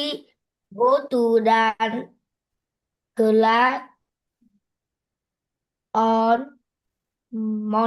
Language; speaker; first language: English; non-native, learner; Vietnamese